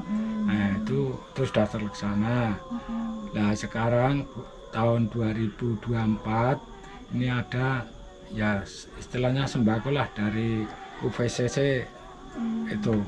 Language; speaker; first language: Indonesian; non-native, local second language; Javanese